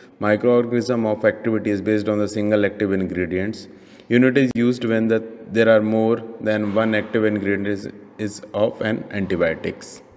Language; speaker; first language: English; non-native, local second language; Hindi